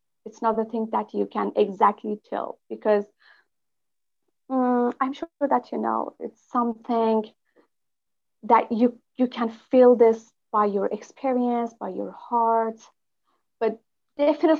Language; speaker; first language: English; non-native, fluent; Persian